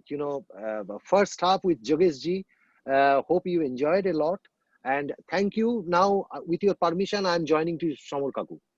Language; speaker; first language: English; non-native, local second language; Bangla